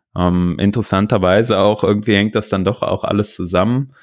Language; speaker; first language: German; native; German